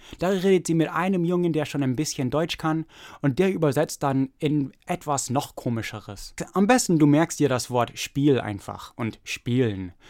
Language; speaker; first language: German; early bilingual, other home language; English